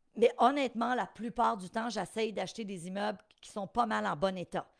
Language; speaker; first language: French; native; French